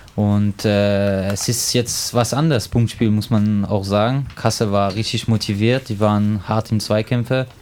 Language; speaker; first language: German; non-native, fluent; French